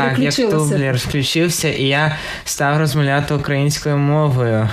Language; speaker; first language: Ukrainian; non-native, local second language; Russian